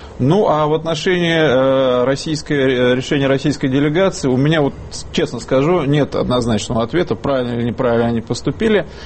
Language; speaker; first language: Russian; native; Russian